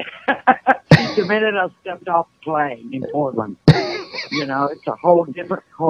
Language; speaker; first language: English; native; English